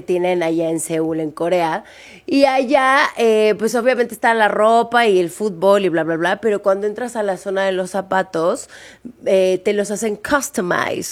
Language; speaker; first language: Spanish; native; Spanish